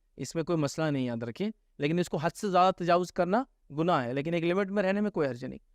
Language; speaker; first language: Urdu; native; Urdu